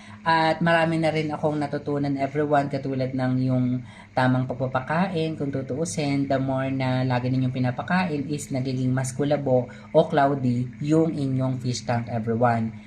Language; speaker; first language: Filipino; native; Filipino